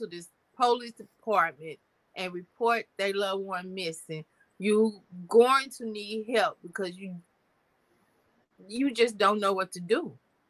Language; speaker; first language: English; native; English